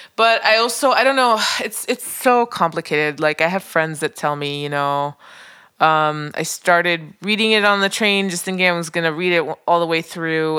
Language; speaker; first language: English; non-native, local second language; Spanish